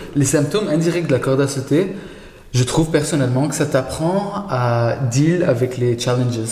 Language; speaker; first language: French; non-native, local second language; Arabic